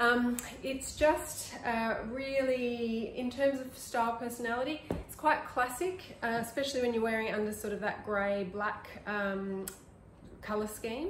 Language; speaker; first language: English; native; English